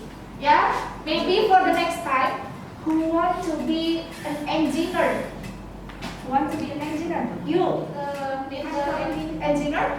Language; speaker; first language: English; non-native, learner; Indonesian